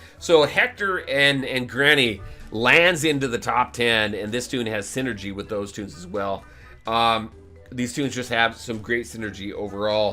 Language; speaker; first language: English; native; English